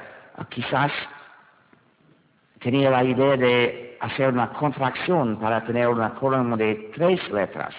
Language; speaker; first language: Spanish; non-native, fluent; English